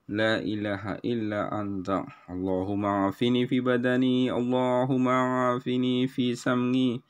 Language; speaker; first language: Arabic; non-native, learner; Indonesian